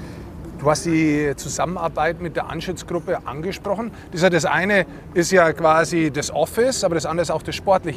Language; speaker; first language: German; native; German